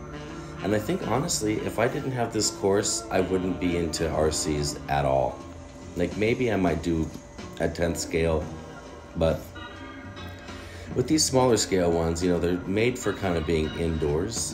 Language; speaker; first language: English; native; English